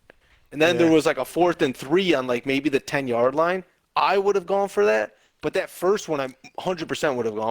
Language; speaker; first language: English; native; English